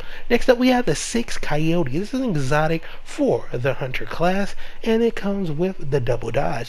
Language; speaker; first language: English; native; English